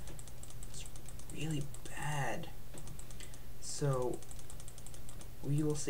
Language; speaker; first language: English; native; English